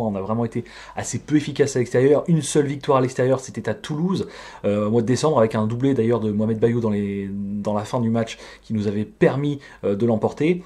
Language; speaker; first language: French; native; French